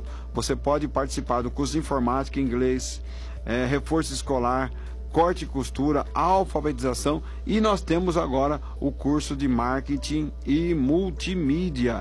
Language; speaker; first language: Portuguese; native; Portuguese